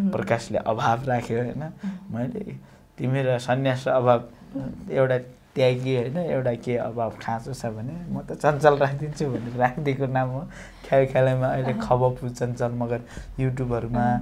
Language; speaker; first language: Nepali; non-native, local second language; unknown